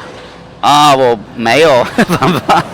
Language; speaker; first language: Chinese; non-native, learner; Spanish